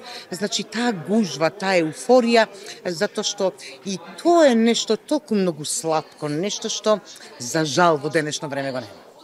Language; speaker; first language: Macedonian; native; Macedonian